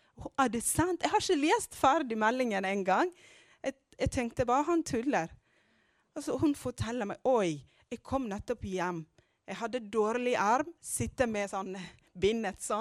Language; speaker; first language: Norwegian; non-native, fluent; Amharic